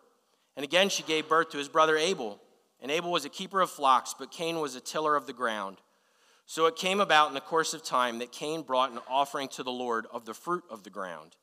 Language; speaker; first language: English; native; English